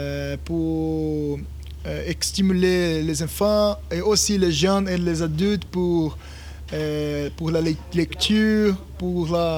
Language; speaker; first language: French; non-native, learner; Portuguese